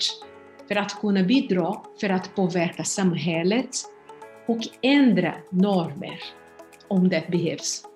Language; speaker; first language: Swedish; non-native, fluent; Portuguese